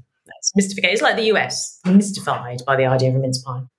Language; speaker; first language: English; native; English